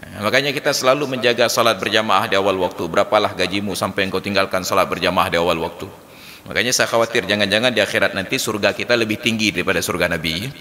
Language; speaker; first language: Malay; non-native, local second language; Achinese